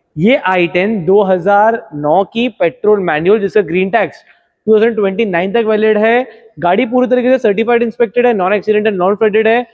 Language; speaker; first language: Hindi; non-native, local second language; Marathi